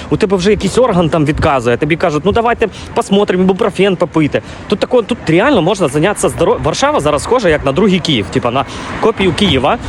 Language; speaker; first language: Ukrainian; native; Ukrainian